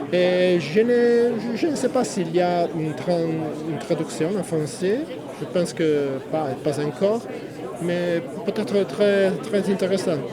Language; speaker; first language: French; non-native, fluent; Italian